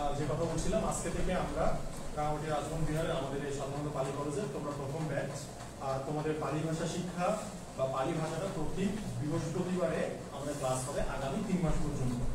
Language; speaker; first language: Bangla; non-native, local second language; Chakma